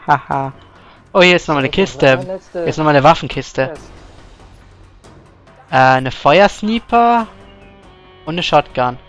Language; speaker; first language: German; native; German